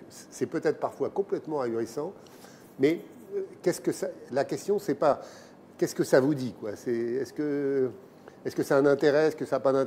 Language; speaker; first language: French; native; French